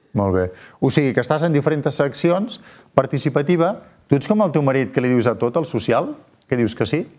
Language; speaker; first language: Catalan; native; Catalan